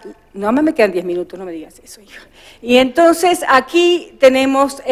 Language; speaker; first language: Spanish; native; Spanish